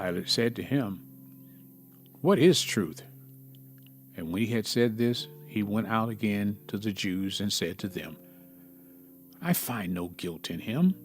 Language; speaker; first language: English; native; English